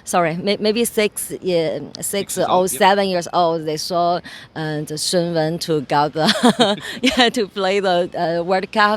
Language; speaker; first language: English; non-native, learner; Chinese